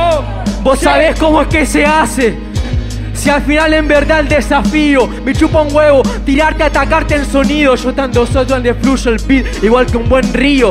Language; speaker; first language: Spanish; native; Spanish